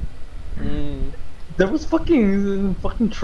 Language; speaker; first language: English; non-native, local second language; Filipino